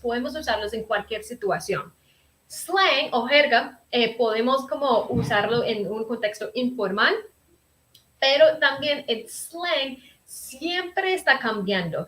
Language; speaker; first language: Spanish; early bilingual, heritage; Spanish